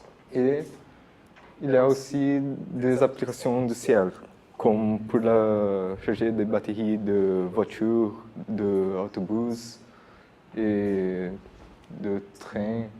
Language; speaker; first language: French; non-native, learner; Portuguese